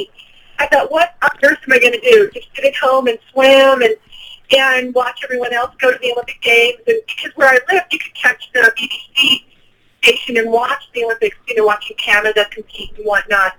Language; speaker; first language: English; native; English